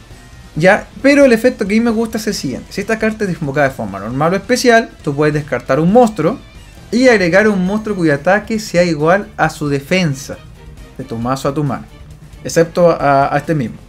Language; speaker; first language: Spanish; native; Spanish